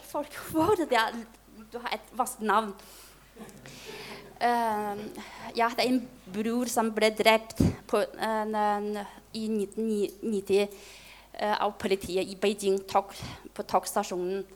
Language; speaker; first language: Norwegian; non-native, fluent; Chinese